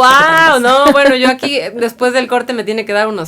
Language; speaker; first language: Spanish; native; Spanish